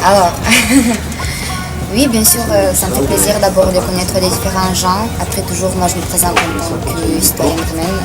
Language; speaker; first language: French; non-native, fluent; Romanian